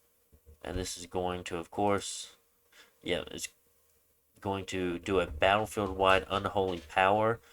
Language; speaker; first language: English; native; English